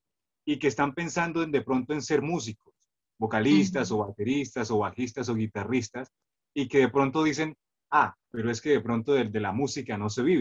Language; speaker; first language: Spanish; native; Spanish